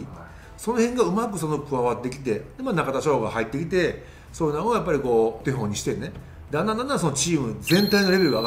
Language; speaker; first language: Japanese; native; Japanese